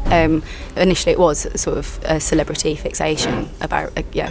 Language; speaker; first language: English; native; English